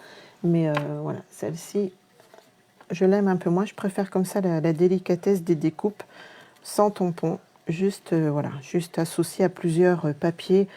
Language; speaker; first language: French; native; French